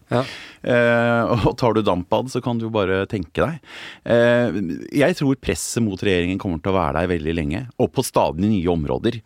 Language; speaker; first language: Norwegian; native; Norwegian